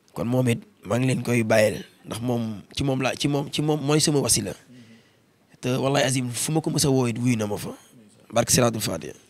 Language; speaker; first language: Wolof; native; Wolof